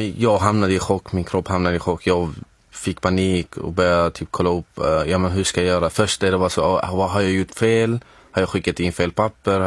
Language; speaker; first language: Swedish; non-native, fluent; Arabic